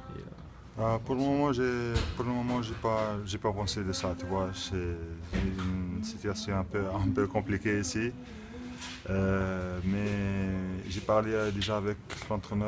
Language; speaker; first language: French; non-native, local second language; Arabic